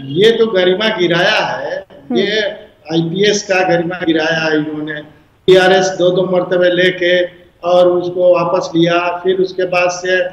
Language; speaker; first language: Hindi; native; Hindi